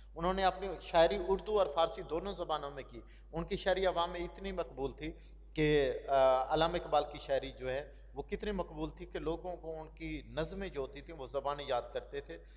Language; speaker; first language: Urdu; non-native, local second language; Punjabi